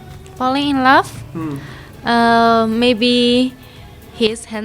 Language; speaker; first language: English; non-native, learner; Chinese